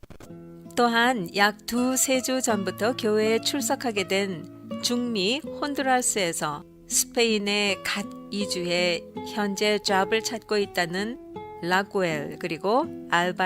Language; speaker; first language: Korean; native; Korean